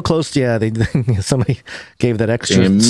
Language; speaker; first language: English; native; English